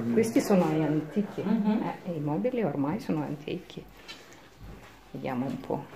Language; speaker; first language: Italian; non-native, fluent; Russian